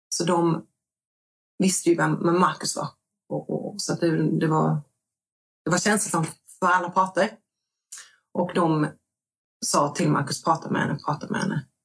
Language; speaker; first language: Swedish; native; Swedish